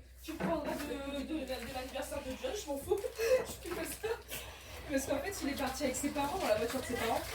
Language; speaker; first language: French; native; French